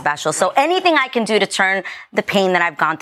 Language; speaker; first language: English; native; English